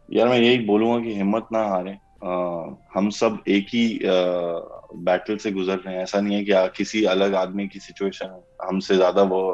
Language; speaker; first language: Hindi; native; Hindi